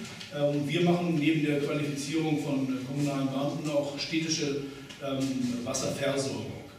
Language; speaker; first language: German; native; German